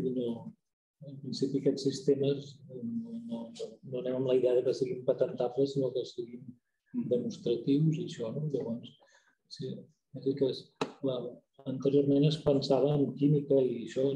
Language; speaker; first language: Catalan; native; Catalan